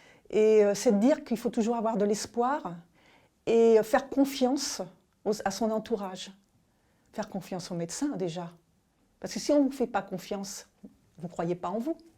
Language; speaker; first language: French; native; French